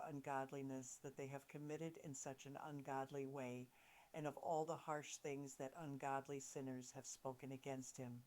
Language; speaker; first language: English; native; English